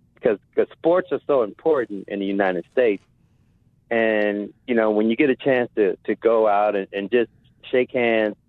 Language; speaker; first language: English; native; English